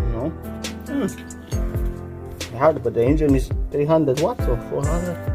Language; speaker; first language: English; non-native, learner; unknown